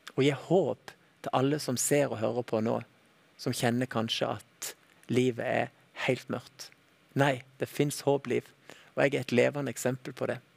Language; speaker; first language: Norwegian; native; Norwegian